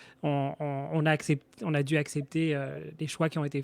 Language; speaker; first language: French; native; French